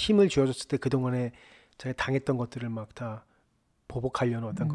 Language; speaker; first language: Korean; native; Korean